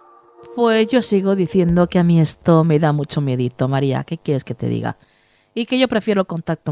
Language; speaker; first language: Spanish; native; Spanish